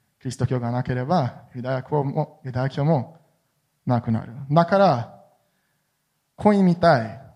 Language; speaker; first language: Japanese; non-native, fluent; Hebrew